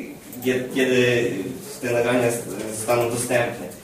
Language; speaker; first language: Polish; non-native, fluent; Ukrainian